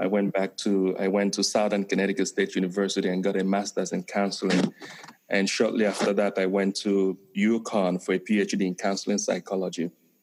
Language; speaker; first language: English; non-native, local second language; Igbo